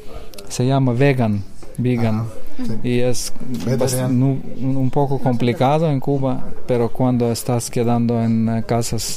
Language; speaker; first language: Spanish; non-native, learner; Lithuanian